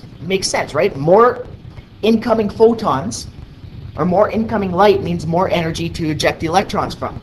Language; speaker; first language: English; native; English